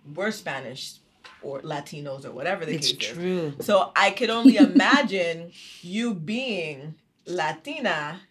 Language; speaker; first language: English; early bilingual, other home language; Haitian Creole